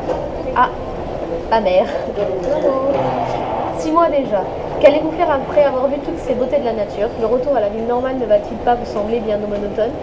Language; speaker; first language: French; native; French